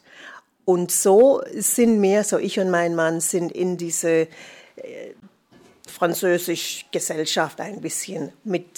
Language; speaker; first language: German; non-native, fluent; English